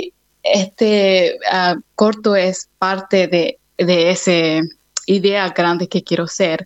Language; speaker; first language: Spanish; early bilingual, other home language; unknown